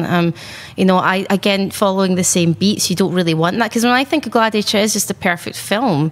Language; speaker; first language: English; native; English